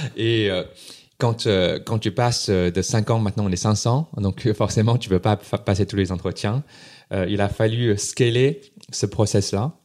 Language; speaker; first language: French; non-native, fluent; Chinese